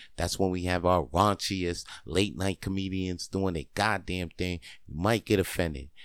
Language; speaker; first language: English; native; English